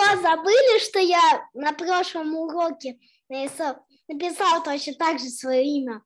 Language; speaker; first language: Russian; early bilingual, heritage; Russian